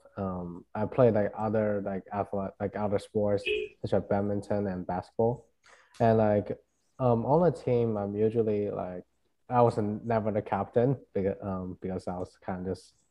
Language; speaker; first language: English; non-native, fluent; Chinese